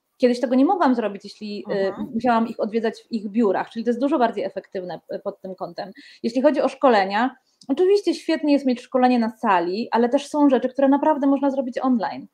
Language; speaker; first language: Polish; native; Polish